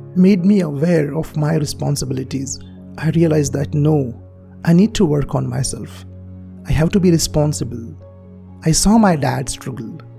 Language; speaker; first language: English; non-native, local second language; Marathi